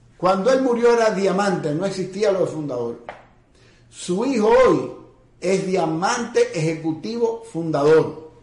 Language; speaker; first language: Spanish; native; Spanish